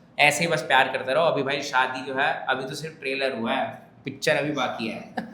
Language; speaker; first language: Hindi; native; Hindi